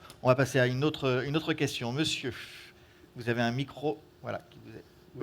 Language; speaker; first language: French; native; French